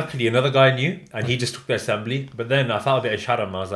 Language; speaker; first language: English; native; English